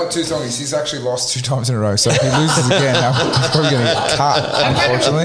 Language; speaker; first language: English; native; English